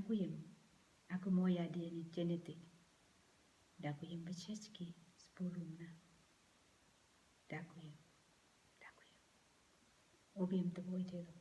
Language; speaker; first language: Slovak; non-native, learner; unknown